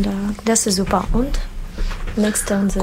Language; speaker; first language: German; non-native, learner; Russian